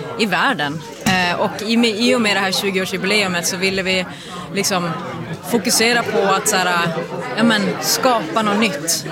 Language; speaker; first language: Swedish; native; Swedish